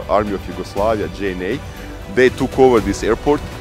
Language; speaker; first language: English; early bilingual, other home language; Bosnian